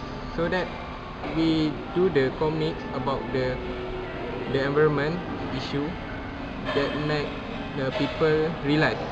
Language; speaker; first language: English; non-native, local second language; Malay